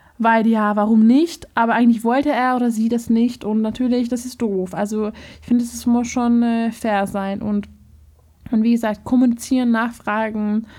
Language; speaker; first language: German; non-native, fluent; Hungarian